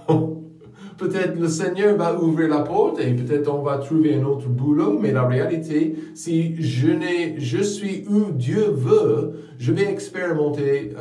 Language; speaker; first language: French; non-native, fluent; English